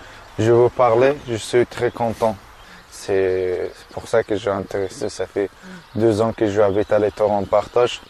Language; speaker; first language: French; non-native, learner; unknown